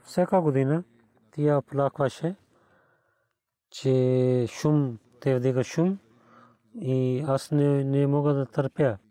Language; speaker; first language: Bulgarian; non-native, learner; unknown